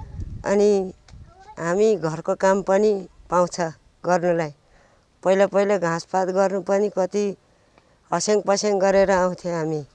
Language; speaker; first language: Nepali; non-native, local second language; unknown